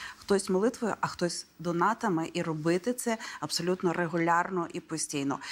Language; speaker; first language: Ukrainian; native; Ukrainian